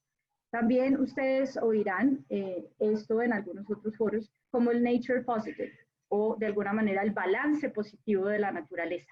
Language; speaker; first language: Spanish; native; Spanish